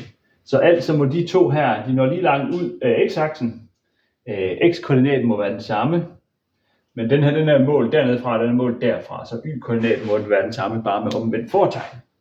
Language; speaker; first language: Danish; native; Danish